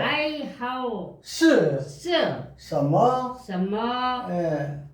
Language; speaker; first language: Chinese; non-native, learner; Korean